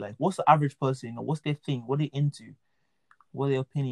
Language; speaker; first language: English; non-native, local second language; Yoruba